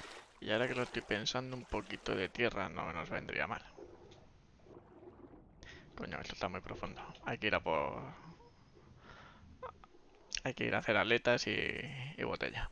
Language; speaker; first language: Spanish; native; Spanish